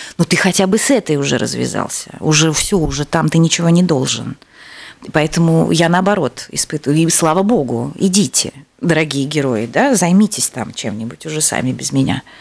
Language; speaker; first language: Russian; native; Russian